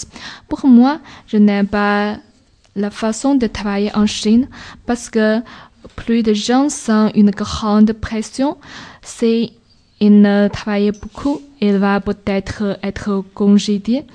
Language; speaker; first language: French; non-native, learner; Chinese